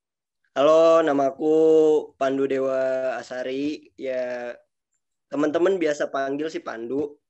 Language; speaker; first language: Indonesian; native; Indonesian